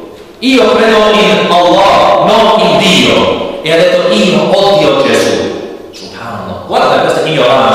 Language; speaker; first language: Italian; non-native, learner; English